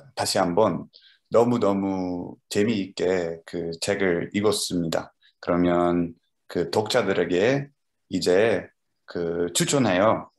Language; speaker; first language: Korean; non-native, learner; Dutch